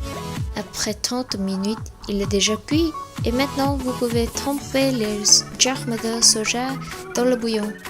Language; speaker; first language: French; non-native, learner; Vietnamese